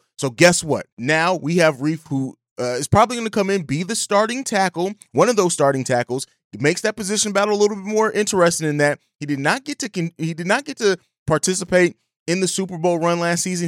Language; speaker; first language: English; native; English